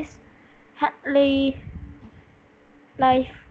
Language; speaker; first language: English; non-native, learner; Vietnamese